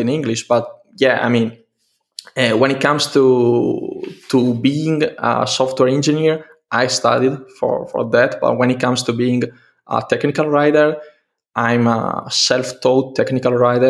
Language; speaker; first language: English; non-native, fluent; Italian